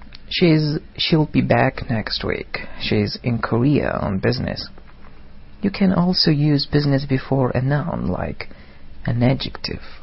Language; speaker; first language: English; non-native, fluent; Russian